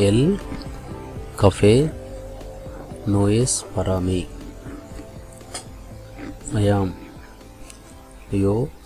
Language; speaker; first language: Spanish; non-native, fluent; Telugu